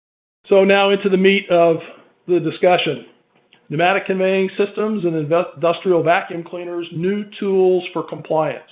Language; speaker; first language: English; native; English